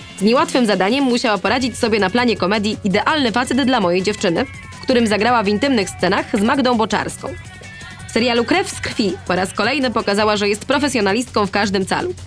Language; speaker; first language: Polish; native; Polish